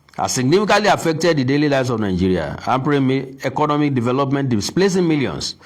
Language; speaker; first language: English; non-native, local second language; Yoruba